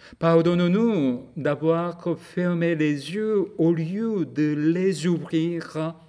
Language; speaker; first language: French; non-native, fluent; Korean